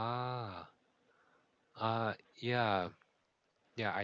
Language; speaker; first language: English; non-native, learner; Korean